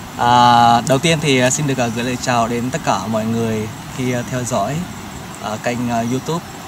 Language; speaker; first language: Vietnamese; non-native, local second language; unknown